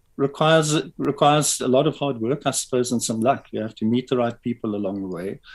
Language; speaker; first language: English; native; English